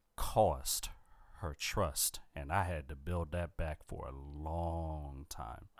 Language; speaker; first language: English; native; English